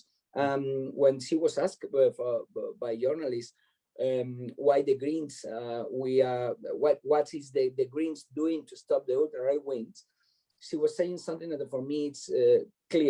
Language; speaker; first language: English; non-native, fluent; Spanish